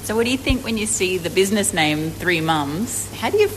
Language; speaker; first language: English; native; English